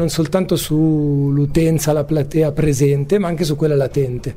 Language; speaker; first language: Italian; native; Italian